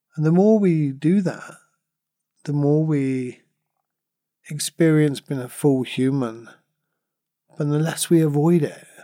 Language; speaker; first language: English; native; English